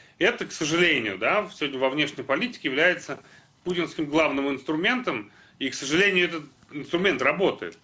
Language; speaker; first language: Russian; native; Russian